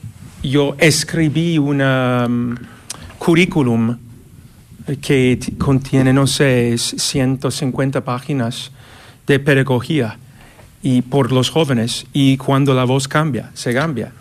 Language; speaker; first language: Spanish; non-native, fluent; English